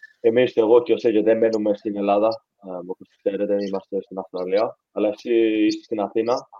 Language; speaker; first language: Greek; early bilingual, heritage; Greek